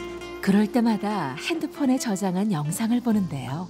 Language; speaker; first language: Korean; native; Korean